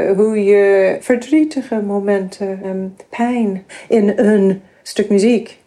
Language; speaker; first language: Dutch; non-native, fluent; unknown